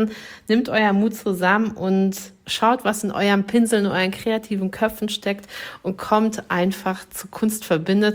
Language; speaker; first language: German; native; German